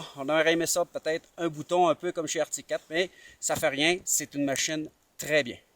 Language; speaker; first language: French; native; French